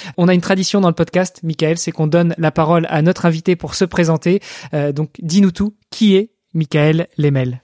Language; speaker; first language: French; native; French